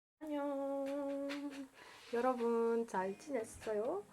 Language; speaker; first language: Korean; non-native, learner; Polish